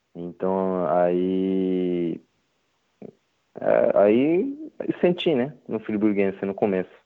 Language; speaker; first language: Portuguese; non-native, learner; Japanese